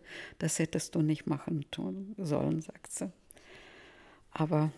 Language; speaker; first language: German; early bilingual, heritage; Russian